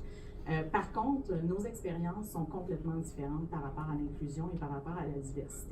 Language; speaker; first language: French; native; French